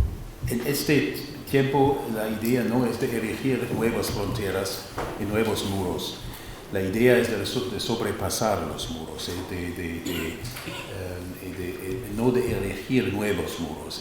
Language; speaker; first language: Spanish; non-native, fluent; German